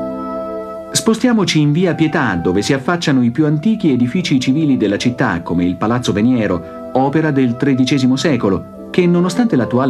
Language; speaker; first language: Italian; native; Italian